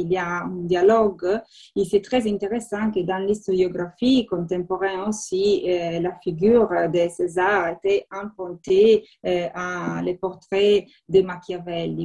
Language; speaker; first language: French; non-native, learner; Italian